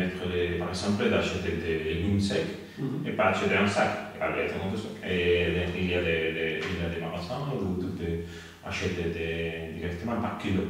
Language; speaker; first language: French; non-native, learner; Spanish